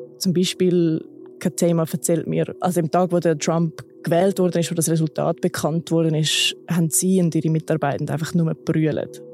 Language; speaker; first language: German; native; German